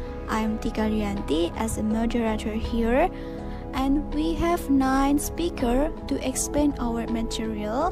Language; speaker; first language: English; non-native, learner; Indonesian